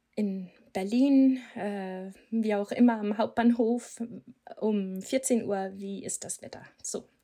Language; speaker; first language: German; non-native, fluent; Danish